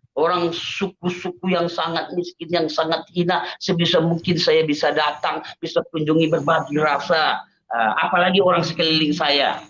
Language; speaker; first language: Indonesian; native; Indonesian